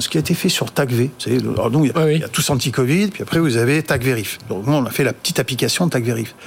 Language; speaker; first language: French; native; French